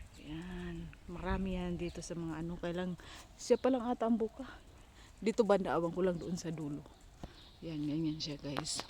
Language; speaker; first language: Filipino; non-native, local second language; Cebuano